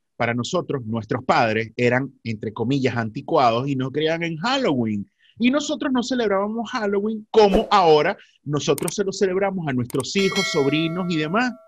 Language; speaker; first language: Spanish; native; Spanish